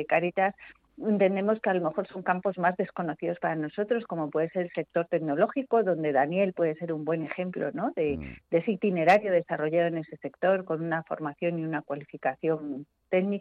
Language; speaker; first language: Spanish; native; Spanish